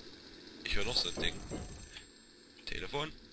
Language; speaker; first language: German; native; German